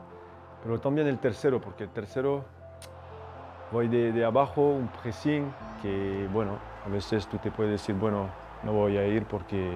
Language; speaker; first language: Spanish; non-native, fluent; French